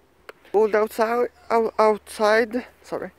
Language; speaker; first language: English; non-native, learner; Swedish